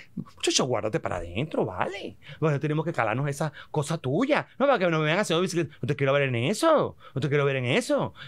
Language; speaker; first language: Spanish; native; Spanish